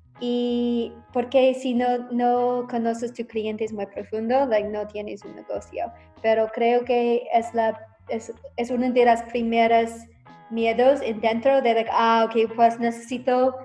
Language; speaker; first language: Spanish; non-native, learner; English